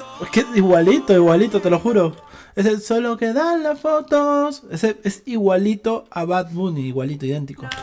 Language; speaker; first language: Spanish; native; Spanish